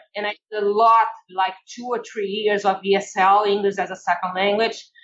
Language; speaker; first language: English; non-native, fluent; Portuguese